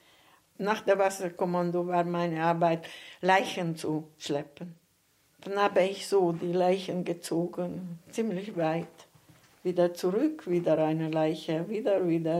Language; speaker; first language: German; non-native, fluent; Hungarian